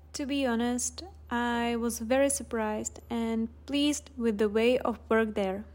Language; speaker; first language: English; non-native, fluent; Czech